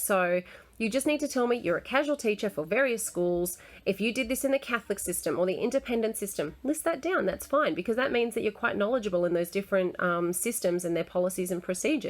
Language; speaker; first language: English; native; English